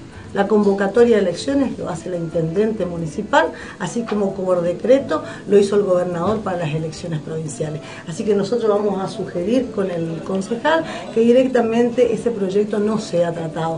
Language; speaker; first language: Spanish; native; Spanish